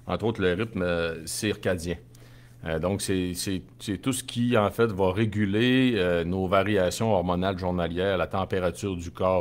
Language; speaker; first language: French; native; French